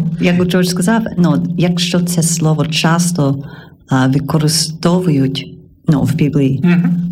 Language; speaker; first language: Ukrainian; non-native, learner; English